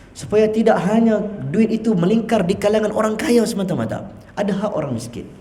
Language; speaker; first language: Malay; native; Malay